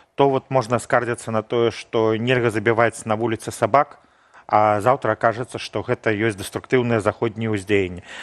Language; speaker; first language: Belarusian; non-native, local second language; Russian